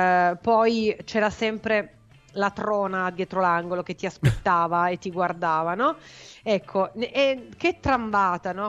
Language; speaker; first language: Italian; native; Italian